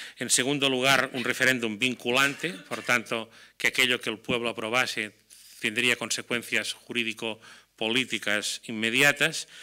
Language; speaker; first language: Spanish; non-native, local second language; Catalan